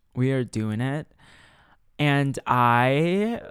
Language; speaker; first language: English; non-native, fluent; Chinese